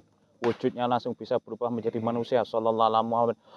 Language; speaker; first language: Indonesian; native; Indonesian